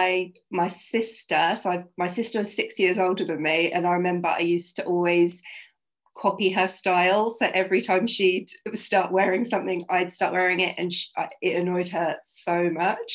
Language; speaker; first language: English; native; English